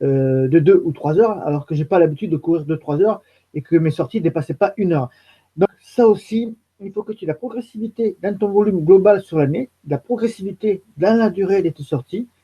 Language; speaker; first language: French; native; French